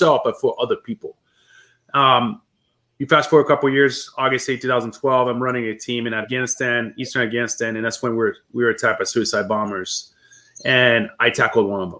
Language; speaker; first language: English; early bilingual, other home language; French